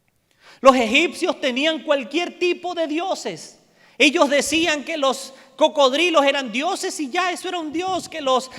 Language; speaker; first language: Spanish; native; Spanish